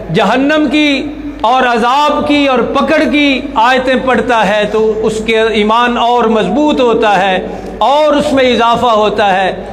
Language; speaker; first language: Urdu; non-native, local second language; Punjabi